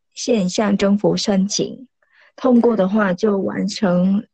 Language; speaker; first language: Chinese; non-native, fluent; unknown